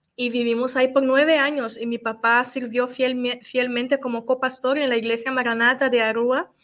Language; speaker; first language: Spanish; early bilingual, other home language; Portuguese